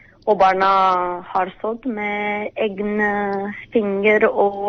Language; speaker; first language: Norwegian; non-native, fluent; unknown